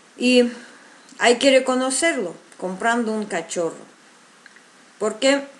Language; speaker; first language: Spanish; non-native, fluent; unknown